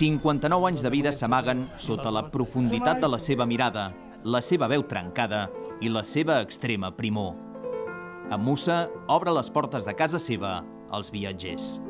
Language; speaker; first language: Catalan; native; Catalan